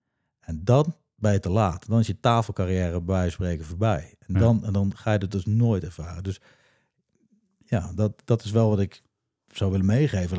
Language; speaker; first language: Dutch; native; Dutch